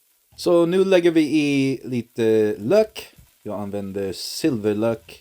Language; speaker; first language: Swedish; non-native, learner; English